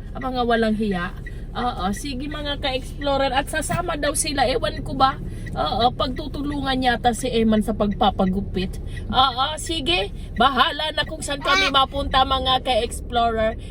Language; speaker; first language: Filipino; non-native, local second language; Bikol